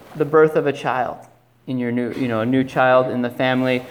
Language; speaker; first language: English; native; English